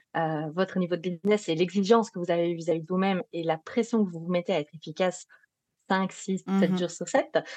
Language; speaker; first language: French; native; French